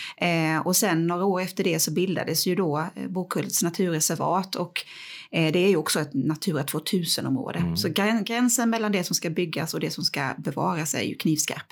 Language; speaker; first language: Swedish; native; Swedish